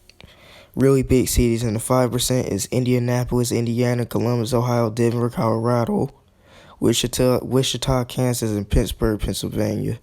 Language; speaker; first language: English; native; English